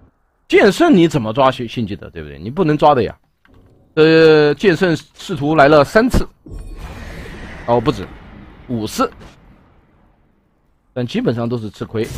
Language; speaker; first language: Chinese; native; Chinese